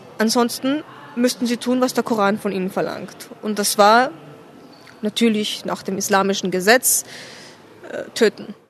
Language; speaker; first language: German; early bilingual, other home language; Urdu